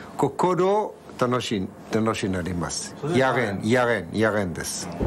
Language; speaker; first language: Japanese; non-native, learner; Hebrew